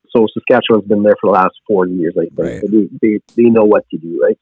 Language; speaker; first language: English; native; English